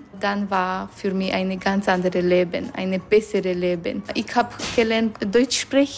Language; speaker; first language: German; non-native, learner; Romanian